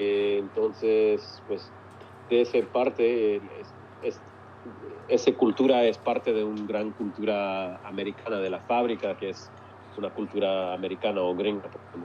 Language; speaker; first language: Spanish; early bilingual, heritage; English